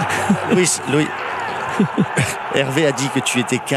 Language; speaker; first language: French; native; French